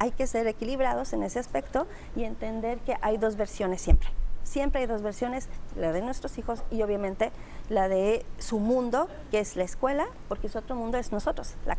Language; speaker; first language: Spanish; native; Spanish